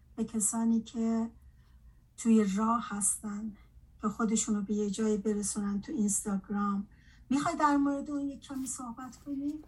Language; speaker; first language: Persian; native; Persian